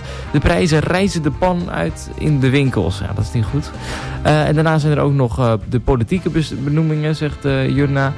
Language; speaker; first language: Dutch; native; Dutch